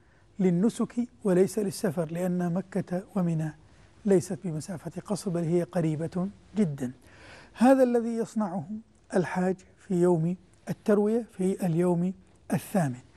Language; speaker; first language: Arabic; native; Arabic